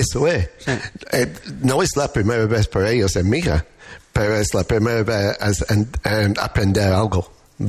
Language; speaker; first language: Spanish; non-native, fluent; English